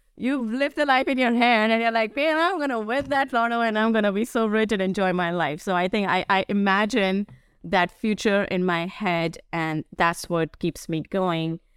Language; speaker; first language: English; non-native, local second language; Hindi